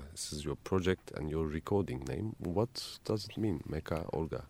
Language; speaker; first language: English; non-native, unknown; Turkish